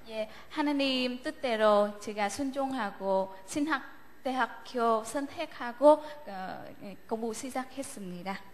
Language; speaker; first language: Korean; non-native, learner; Vietnamese